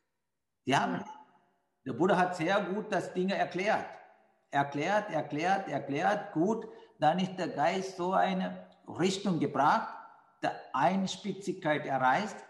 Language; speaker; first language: German; non-native, fluent; Sinhala